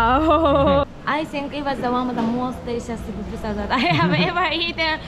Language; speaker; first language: English; non-native, fluent; Japanese